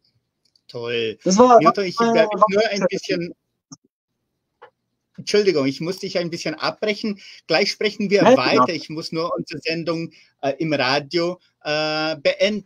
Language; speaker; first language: German; early bilingual, heritage; German